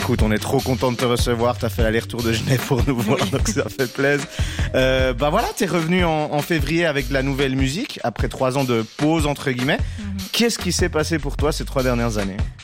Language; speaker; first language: French; native; French